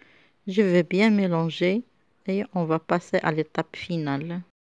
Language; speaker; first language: French; non-native, local second language; Arabic